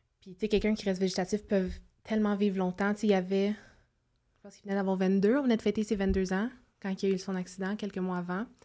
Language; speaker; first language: French; native; French